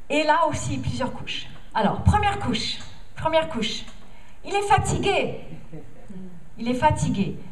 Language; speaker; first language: French; non-native, fluent; English